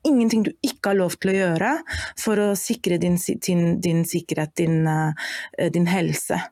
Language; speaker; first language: Norwegian; non-native, fluent; German